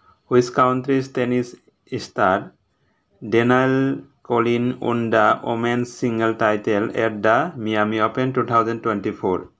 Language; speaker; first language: English; non-native, local second language; Bangla